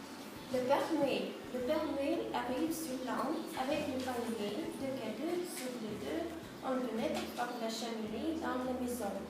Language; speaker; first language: French; non-native, learner; Russian